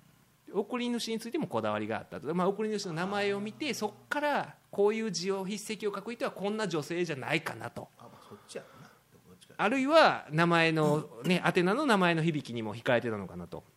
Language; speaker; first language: Japanese; native; Japanese